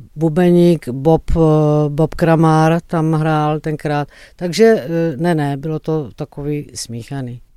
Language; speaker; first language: Czech; early bilingual, other home language; Greek